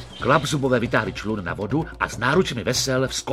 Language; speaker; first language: Czech; native; Czech